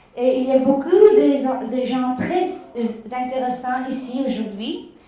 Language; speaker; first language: French; early bilingual, other home language; Korean